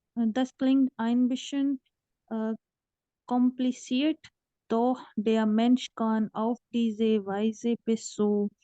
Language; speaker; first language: German; non-native, learner; Urdu